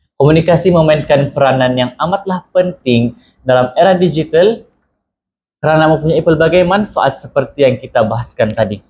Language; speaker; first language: Malay; native; Malay